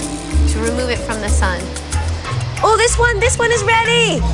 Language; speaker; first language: English; native; English